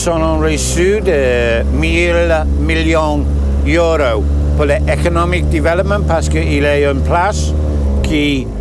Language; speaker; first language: French; non-native, learner; English